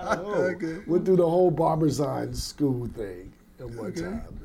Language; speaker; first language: English; native; English